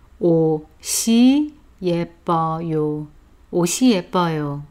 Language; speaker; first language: Korean; non-native, fluent; Chinese